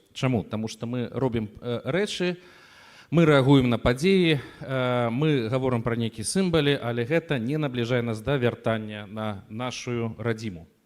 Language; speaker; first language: Belarusian; native; Belarusian